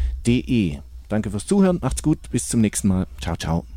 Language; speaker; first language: German; native; German